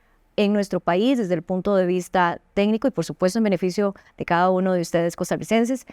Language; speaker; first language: Spanish; native; Spanish